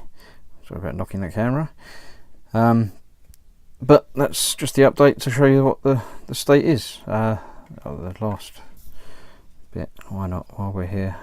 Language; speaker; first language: English; native; English